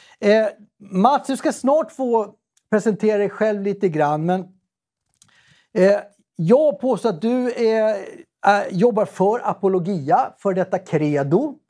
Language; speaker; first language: Swedish; native; Swedish